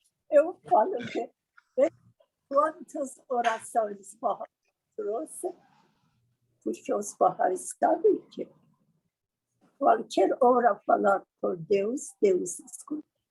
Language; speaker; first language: Portuguese; non-native, learner; Persian